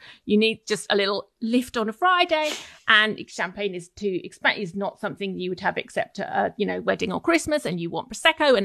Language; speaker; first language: English; native; English